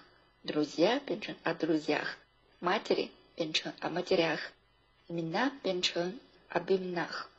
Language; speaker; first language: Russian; non-native, fluent; Chinese